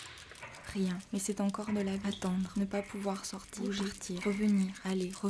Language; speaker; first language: French; native; French